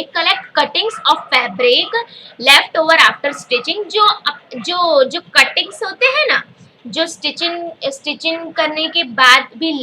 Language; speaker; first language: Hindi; native; Hindi